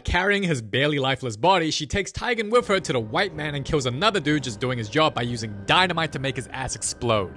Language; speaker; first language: English; native; English